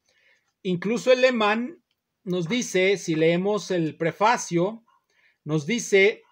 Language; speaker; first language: Spanish; native; Spanish